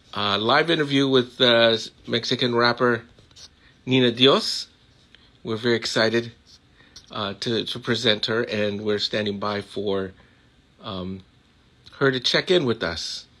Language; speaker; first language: English; early bilingual, other home language; Spanish